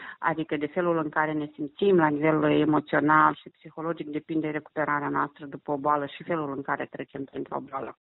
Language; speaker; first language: Romanian; native; Romanian